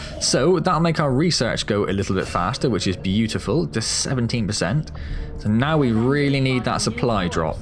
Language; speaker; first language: English; native; English